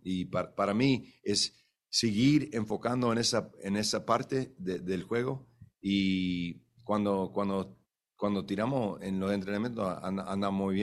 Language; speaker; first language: Spanish; early bilingual, heritage; Spanish